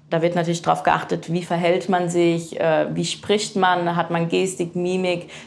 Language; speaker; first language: German; native; German